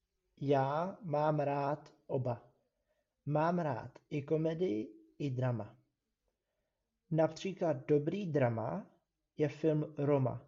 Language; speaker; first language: Czech; non-native, fluent; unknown